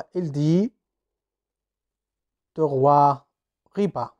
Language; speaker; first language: French; non-native, fluent; Arabic